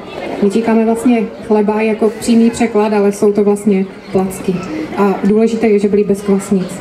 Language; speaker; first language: Czech; native; Czech